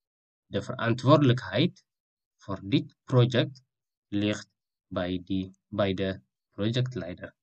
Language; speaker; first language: Dutch; non-native, fluent; Tigrinya